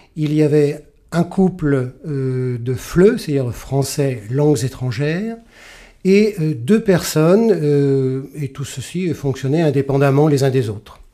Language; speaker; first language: French; native; French